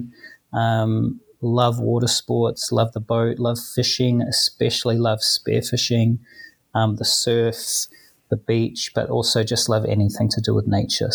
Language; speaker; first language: English; native; English